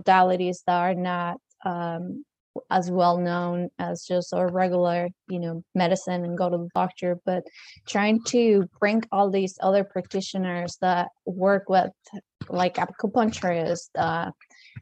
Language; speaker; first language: English; non-native, fluent; Spanish